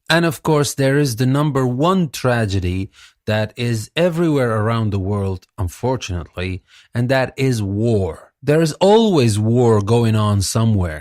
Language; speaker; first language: English; non-native, fluent; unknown